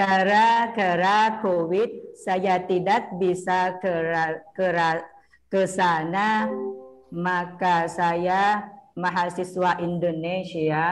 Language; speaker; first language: Indonesian; non-native, learner; Thai